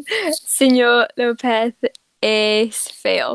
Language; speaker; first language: Spanish; non-native, learner; English